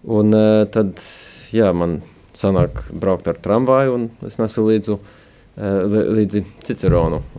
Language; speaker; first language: Latvian; early bilingual, heritage; Latvian